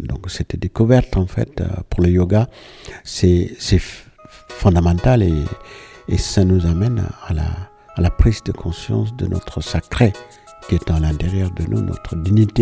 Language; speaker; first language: French; non-native, fluent; Malayalam